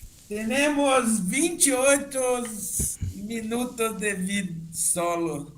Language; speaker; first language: Spanish; non-native, learner; Portuguese